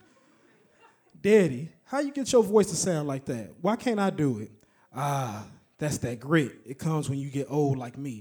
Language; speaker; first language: English; native; English